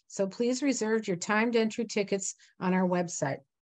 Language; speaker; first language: English; native; English